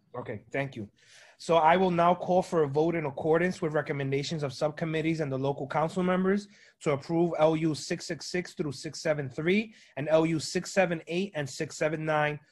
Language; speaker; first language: English; native; English